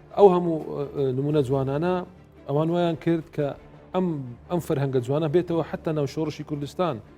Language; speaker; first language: Central Kurdish; non-native, local second language; Assyrian Neo-Aramaic